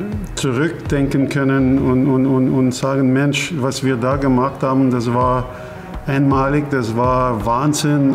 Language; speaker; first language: German; non-native, fluent; English